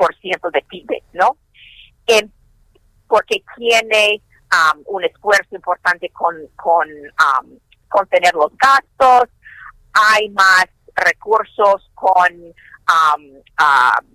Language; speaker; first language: Spanish; non-native, fluent; English